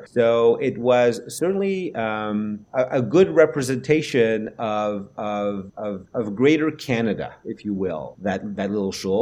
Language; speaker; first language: English; native; English